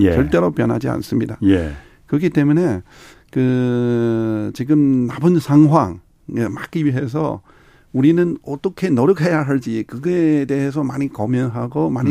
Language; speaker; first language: Korean; non-native, fluent; Chinese